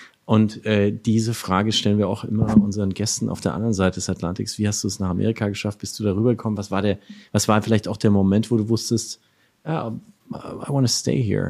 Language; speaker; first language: German; native; German